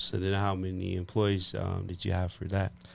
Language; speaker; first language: English; native; English